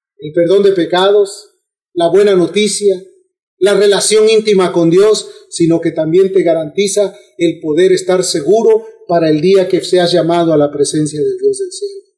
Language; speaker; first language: Spanish; native; Spanish